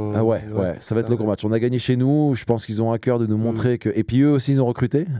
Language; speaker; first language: French; native; French